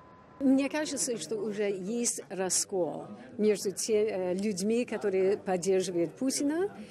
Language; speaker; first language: Russian; non-native, fluent; English